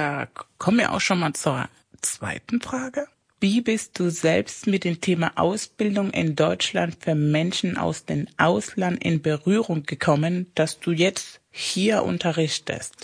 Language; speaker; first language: German; non-native, fluent; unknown